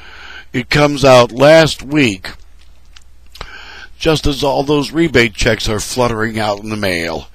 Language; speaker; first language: English; native; English